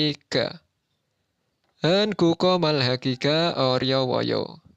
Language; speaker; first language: Korean; non-native, learner; Indonesian